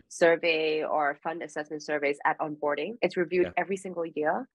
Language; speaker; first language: English; non-native, local second language; Cantonese